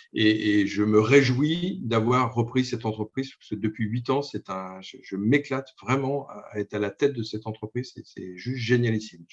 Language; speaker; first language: French; native; French